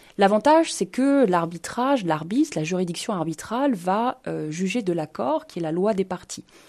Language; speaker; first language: French; native; French